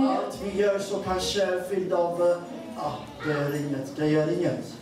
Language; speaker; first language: Swedish; non-native, fluent; Amharic